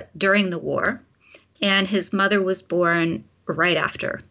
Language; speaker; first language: English; native; English